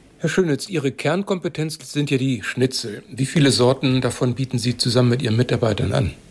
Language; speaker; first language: German; native; German